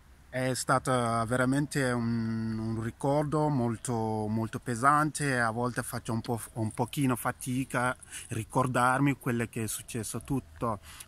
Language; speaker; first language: Italian; non-native, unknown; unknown